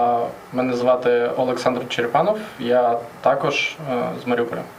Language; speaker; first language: Ukrainian; non-native, local second language; Russian